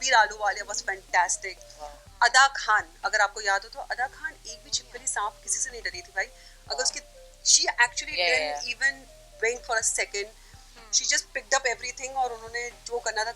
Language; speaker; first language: Hindi; native; Hindi